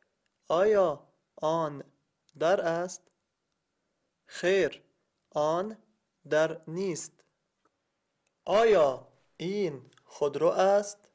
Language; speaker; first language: Persian; non-native, learner; Arabic